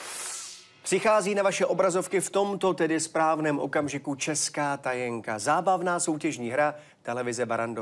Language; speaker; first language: Czech; native; Czech